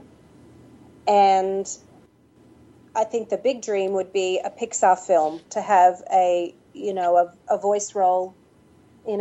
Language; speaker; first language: English; native; English